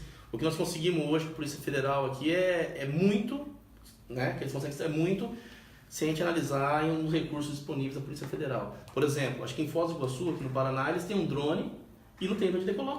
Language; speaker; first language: Portuguese; native; Portuguese